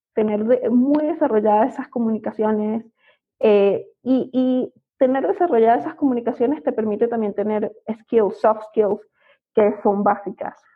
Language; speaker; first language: Spanish; native; Spanish